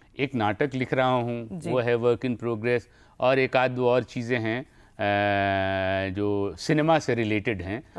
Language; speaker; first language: Hindi; native; Hindi